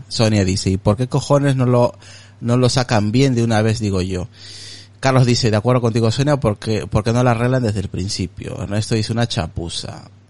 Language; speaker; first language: Spanish; native; Spanish